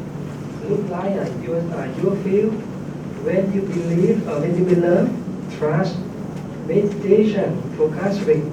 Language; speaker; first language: English; non-native, learner; Thai